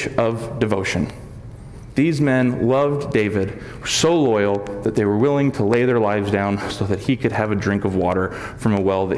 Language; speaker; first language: English; native; English